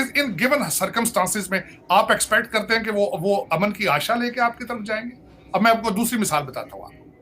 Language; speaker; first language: Urdu; non-native, local second language; Punjabi